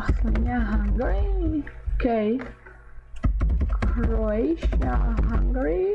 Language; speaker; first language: English; non-native, learner; Turkish